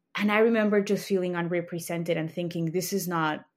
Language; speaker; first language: English; non-native, fluent; Spanish